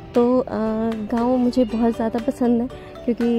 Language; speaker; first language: Hindi; native; Hindi